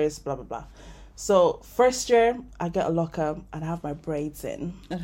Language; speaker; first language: English; native; English